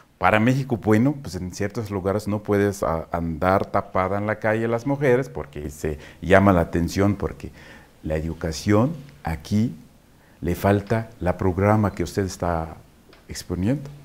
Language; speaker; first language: Spanish; non-native, fluent; Arabic